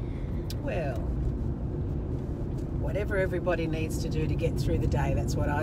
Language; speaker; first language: English; native; English